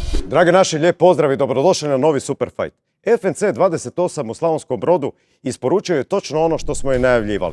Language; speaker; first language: Croatian; native; Croatian